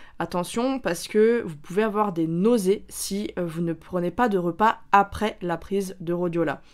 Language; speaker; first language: French; native; French